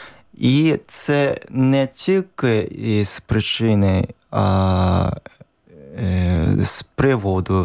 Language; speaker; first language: Ukrainian; non-native, learner; Japanese